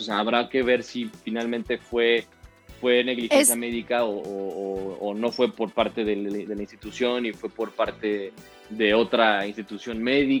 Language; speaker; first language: Spanish; native; Spanish